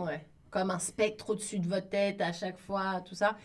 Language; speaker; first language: French; native; French